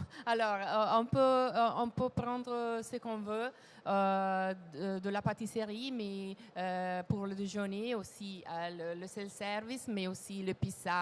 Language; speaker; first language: French; non-native, fluent; Italian